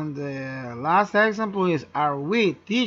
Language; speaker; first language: English; non-native, learner; Spanish